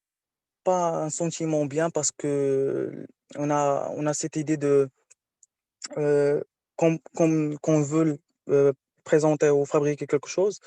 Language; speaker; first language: French; non-native, local second language; Arabic